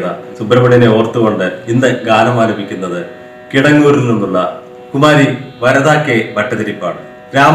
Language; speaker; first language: Malayalam; native; Malayalam